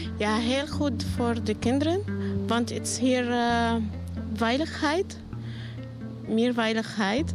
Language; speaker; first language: Dutch; non-native, learner; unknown